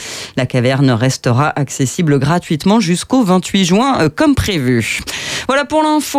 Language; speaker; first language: French; native; French